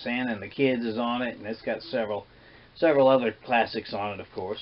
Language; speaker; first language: English; native; English